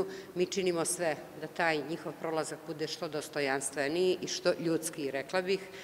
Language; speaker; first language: Serbian; native; Serbian